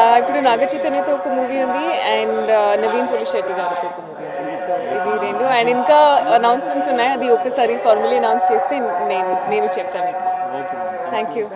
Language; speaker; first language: Telugu; non-native, learner; Hindi